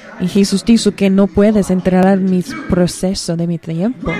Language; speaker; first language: Spanish; non-native, learner; English